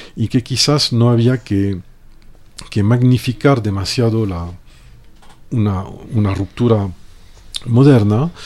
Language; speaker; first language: Spanish; non-native, fluent; French